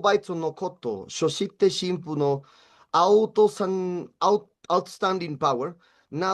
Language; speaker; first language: Japanese; non-native, learner; Spanish